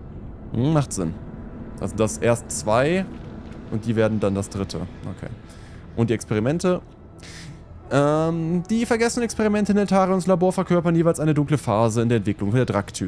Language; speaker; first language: German; native; German